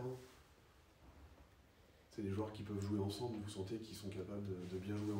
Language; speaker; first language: French; native; French